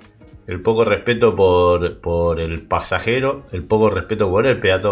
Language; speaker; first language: Spanish; native; Spanish